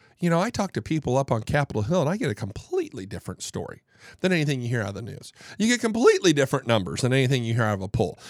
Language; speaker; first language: English; native; English